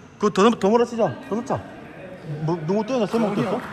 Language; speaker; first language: Korean; native; Korean